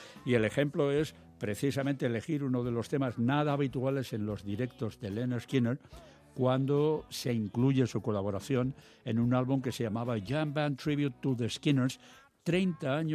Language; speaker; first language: Spanish; native; Spanish